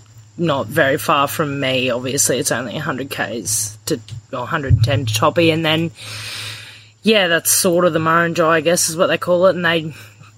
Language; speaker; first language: English; native; English